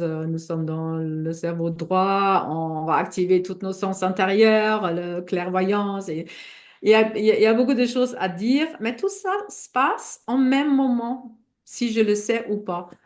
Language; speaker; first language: French; non-native, fluent; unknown